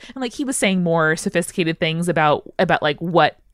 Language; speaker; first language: English; native; English